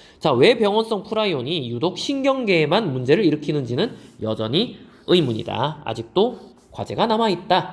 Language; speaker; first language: Korean; native; Korean